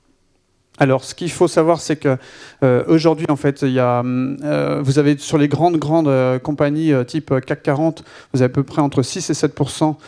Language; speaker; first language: French; native; French